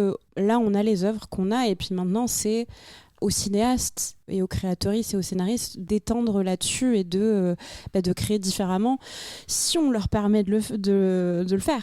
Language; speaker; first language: French; native; French